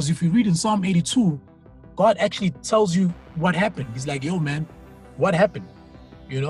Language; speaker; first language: English; non-native, local second language; Zulu